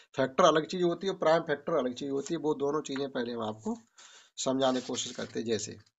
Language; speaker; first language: Hindi; native; Hindi